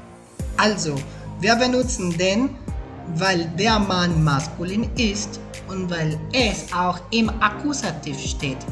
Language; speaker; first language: German; non-native, fluent; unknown